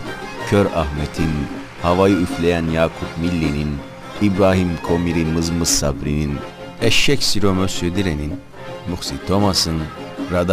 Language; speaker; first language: Turkish; native; Turkish